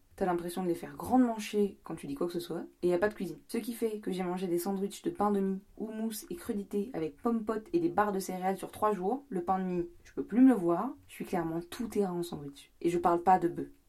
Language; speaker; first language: French; native; French